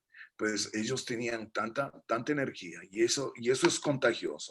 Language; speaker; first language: Spanish; native; Spanish